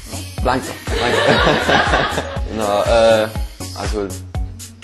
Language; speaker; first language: Spanish; non-native, learner; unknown